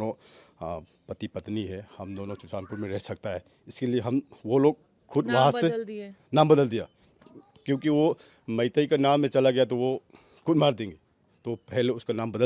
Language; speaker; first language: Hindi; non-native, local second language; Manipuri